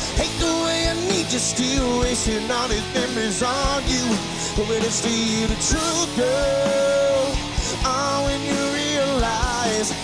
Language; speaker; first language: English; native; English